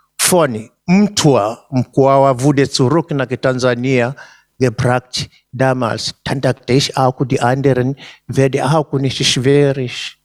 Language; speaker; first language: German; non-native, fluent; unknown